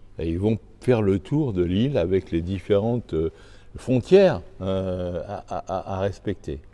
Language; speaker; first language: French; native; French